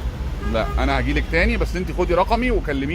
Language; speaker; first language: Arabic; native; Arabic